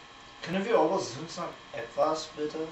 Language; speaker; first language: German; non-native, learner; English